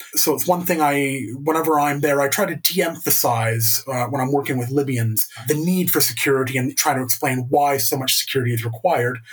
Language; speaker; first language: English; native; English